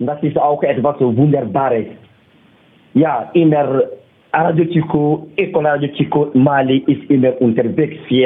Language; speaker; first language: German; non-native, fluent; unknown